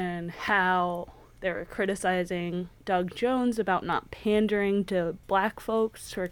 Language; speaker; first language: English; native; English